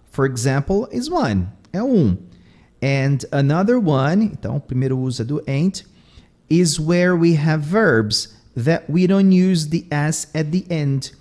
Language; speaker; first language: English; non-native, fluent; Portuguese